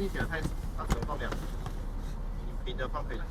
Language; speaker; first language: Chinese; native; Chinese